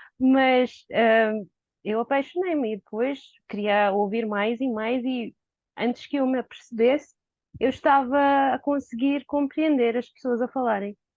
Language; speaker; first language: Portuguese; non-native, fluent; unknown